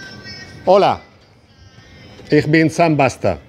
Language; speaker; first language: German; non-native, learner; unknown